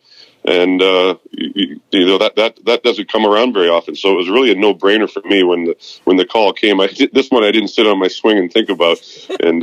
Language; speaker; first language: English; native; English